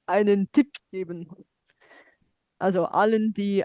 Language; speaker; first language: German; non-native, fluent; Bulgarian